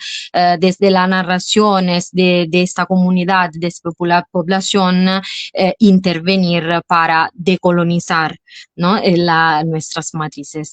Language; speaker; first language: Spanish; non-native, fluent; Italian